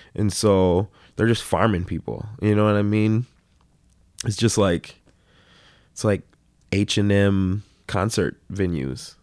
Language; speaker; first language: English; native; English